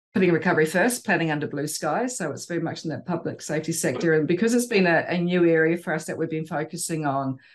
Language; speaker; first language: English; native; English